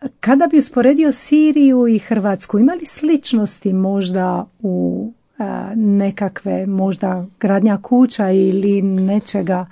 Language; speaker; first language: Croatian; native; Croatian